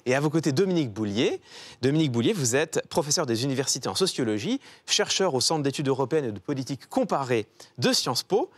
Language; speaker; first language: French; native; French